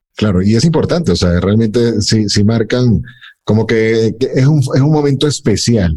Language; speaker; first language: Spanish; native; Spanish